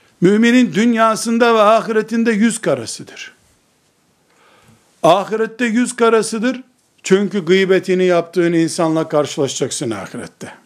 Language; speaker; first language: Turkish; native; Turkish